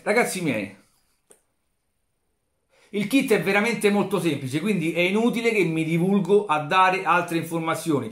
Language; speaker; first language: Italian; native; Italian